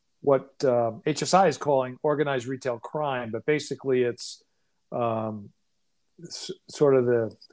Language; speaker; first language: English; native; English